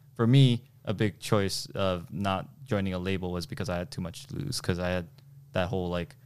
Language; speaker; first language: English; early bilingual, other home language; Korean